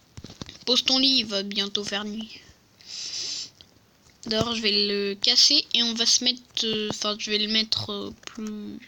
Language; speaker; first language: French; native; French